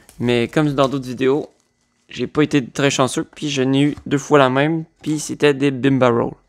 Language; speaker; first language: French; native; French